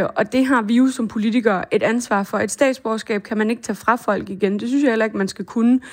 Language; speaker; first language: Danish; native; Danish